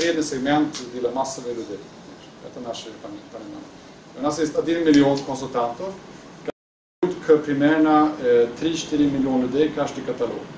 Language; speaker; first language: Russian; non-native, learner; Swedish